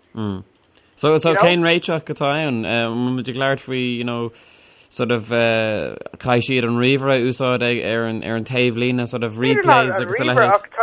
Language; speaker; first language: Irish; non-native, local second language; English